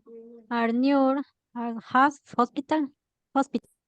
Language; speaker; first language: English; non-native, learner; Spanish